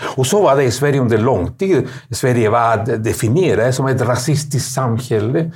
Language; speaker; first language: Swedish; non-native, fluent; Spanish